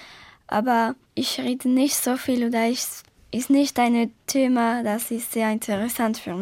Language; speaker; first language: German; non-native, learner; Spanish